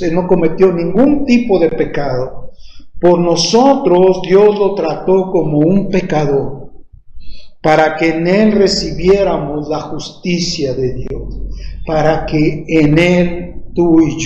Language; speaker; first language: Spanish; native; Spanish